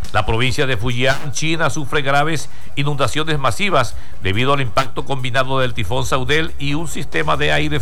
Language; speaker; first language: Spanish; native; Spanish